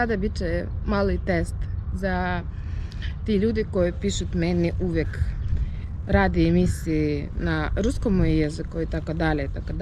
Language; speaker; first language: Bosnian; non-native, learner; Ukrainian